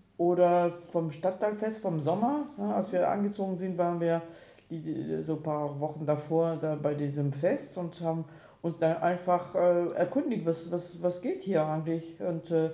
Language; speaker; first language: German; non-native, fluent; French